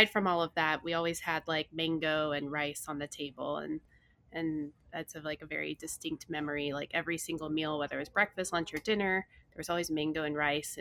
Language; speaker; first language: English; native; English